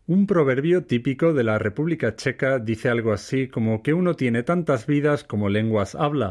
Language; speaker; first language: Spanish; native; Spanish